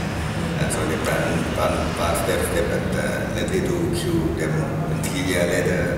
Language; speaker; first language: English; non-native, learner; Thai